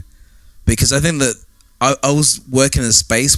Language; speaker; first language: English; native; English